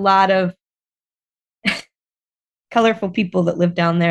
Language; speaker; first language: English; native; English